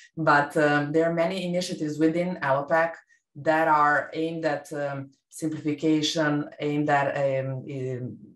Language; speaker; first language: English; non-native, fluent; Serbian